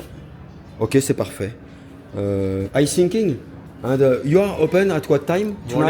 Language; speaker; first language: French; native; French